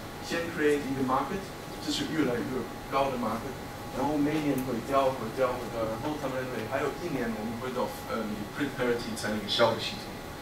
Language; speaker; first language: Chinese; non-native, fluent; German